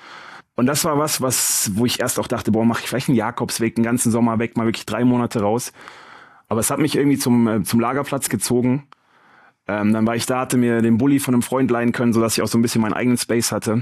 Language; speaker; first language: German; native; German